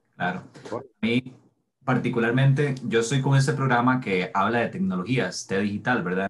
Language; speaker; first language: Spanish; native; Spanish